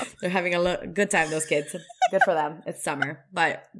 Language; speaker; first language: English; non-native, fluent; Spanish